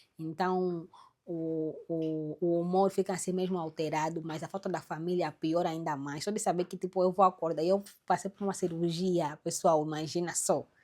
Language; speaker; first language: Portuguese; native; Portuguese